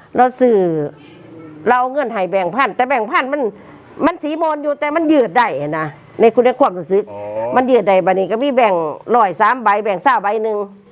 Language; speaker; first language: Thai; native; Thai